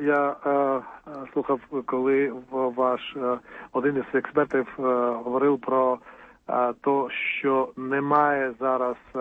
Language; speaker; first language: Ukrainian; non-native, fluent; Georgian